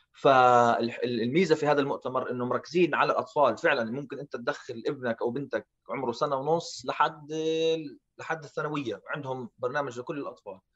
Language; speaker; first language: Arabic; early bilingual, heritage; Arabic